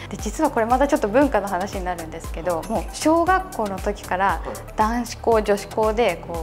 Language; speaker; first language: Japanese; native; Japanese